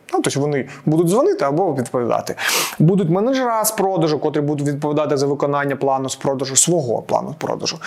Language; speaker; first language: Ukrainian; non-native, local second language; Russian